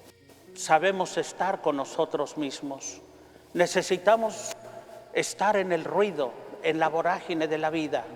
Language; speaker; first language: Spanish; native; Spanish